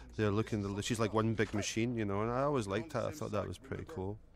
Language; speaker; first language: English; native; English